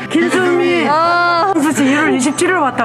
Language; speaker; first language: Korean; native; Korean